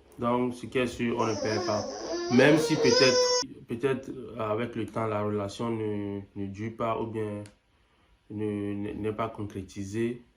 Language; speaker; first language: French; non-native, local second language; Ewe